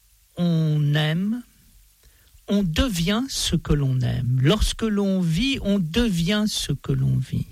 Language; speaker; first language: French; native; French